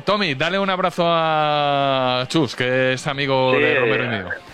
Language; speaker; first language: Spanish; native; Spanish